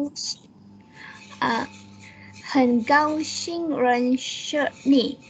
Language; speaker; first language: Chinese; non-native, learner; Malay